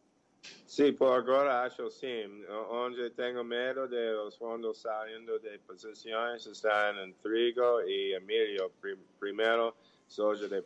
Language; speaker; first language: Portuguese; non-native, fluent; English